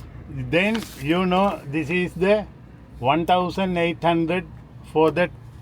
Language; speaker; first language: English; non-native, learner; Sinhala